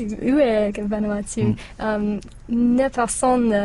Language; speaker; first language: French; non-native, learner; English